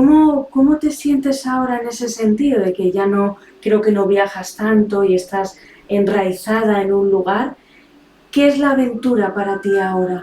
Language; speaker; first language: Spanish; native; Spanish